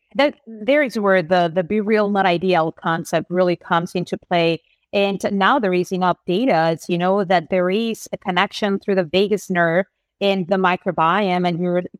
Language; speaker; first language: English; non-native, fluent; Spanish